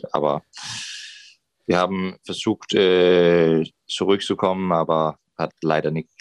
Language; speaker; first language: German; non-native, fluent; Danish